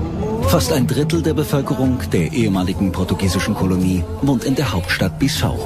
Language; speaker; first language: German; native; German